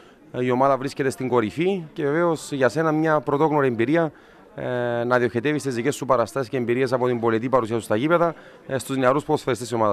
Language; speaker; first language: Greek; native; Greek